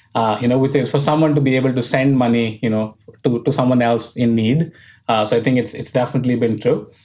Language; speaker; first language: English; non-native, local second language; Hindi